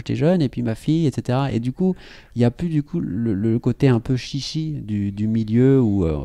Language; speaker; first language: French; native; French